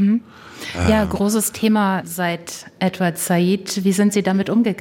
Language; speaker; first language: German; native; German